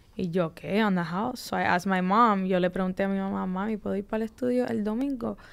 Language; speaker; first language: Spanish; early bilingual, heritage; Spanish